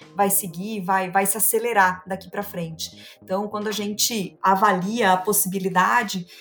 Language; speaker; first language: Portuguese; native; Portuguese